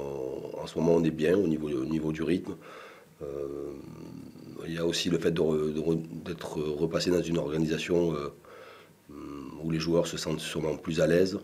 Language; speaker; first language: French; native; French